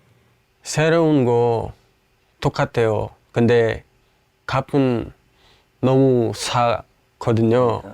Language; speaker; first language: Korean; non-native, learner; Indonesian